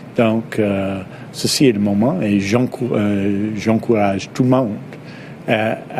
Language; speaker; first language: French; non-native, fluent; English